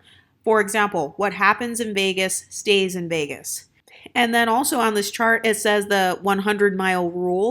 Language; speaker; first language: English; native; English